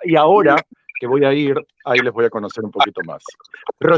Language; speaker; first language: Spanish; native; Spanish